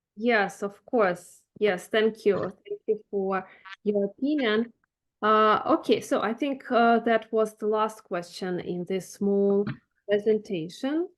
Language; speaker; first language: English; non-native, fluent; Russian